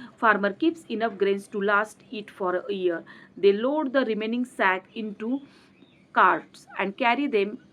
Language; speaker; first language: English; non-native, local second language; Marathi